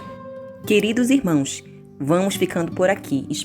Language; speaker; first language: Portuguese; native; Portuguese